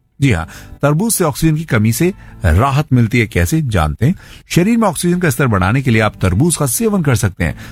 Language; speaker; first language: Hindi; native; Hindi